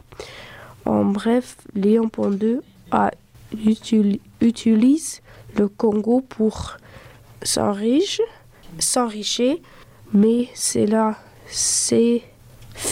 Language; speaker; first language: French; early bilingual, other home language; Dutch